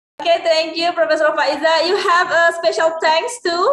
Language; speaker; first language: English; non-native, learner; Indonesian